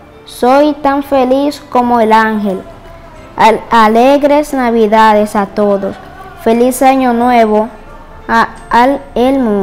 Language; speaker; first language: Spanish; native; Spanish